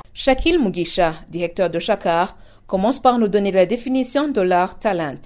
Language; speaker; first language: French; non-native, local second language; Rundi